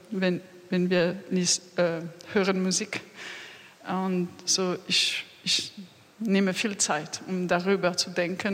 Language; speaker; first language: German; non-native, fluent; French